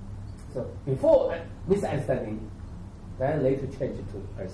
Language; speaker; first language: English; non-native, learner; Chinese